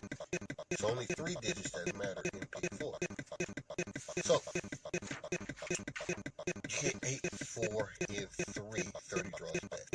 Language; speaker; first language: English; native; English